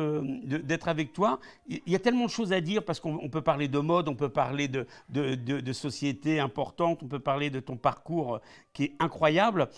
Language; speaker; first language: French; native; French